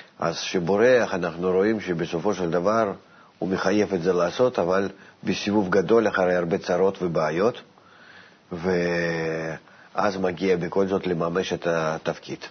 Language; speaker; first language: Hebrew; non-native, fluent; Russian